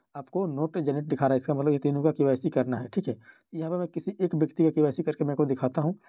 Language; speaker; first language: Hindi; native; Hindi